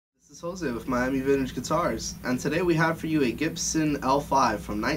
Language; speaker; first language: English; native; English